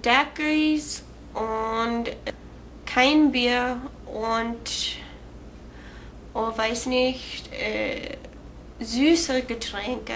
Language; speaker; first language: German; non-native, learner; English